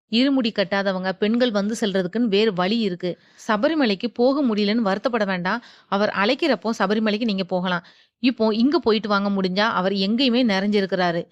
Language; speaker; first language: Tamil; native; Tamil